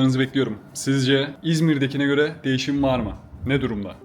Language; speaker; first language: Turkish; native; Turkish